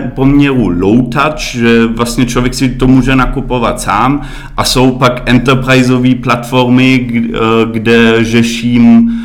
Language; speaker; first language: Czech; early bilingual, heritage; Czech